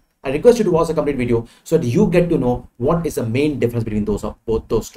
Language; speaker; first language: English; non-native, local second language; Hindi